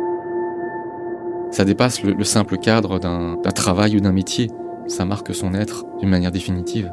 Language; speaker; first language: French; native; French